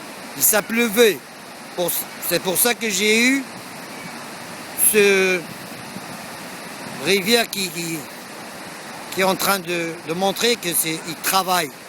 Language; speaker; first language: French; non-native, local second language; Arabic